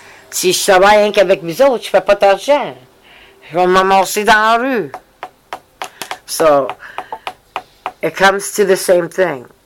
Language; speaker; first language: French; native; French